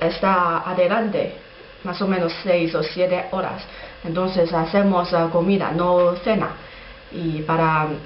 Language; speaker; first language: Spanish; non-native, learner; Chinese